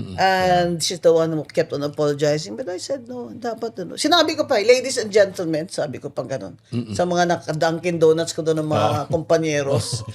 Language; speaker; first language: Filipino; non-native, local second language; Hiligaynon